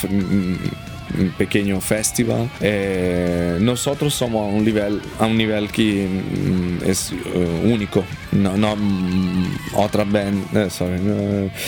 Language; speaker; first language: Spanish; non-native, learner; Italian